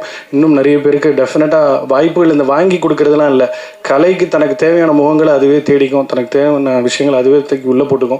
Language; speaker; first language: Tamil; native; Tamil